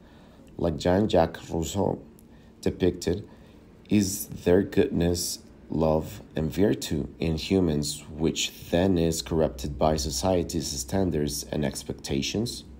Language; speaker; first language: English; non-native, fluent; Spanish